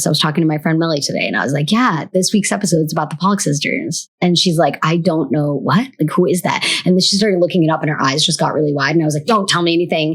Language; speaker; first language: English; native; English